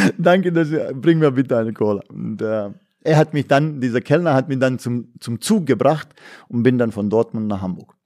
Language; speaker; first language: German; non-native, fluent; Bosnian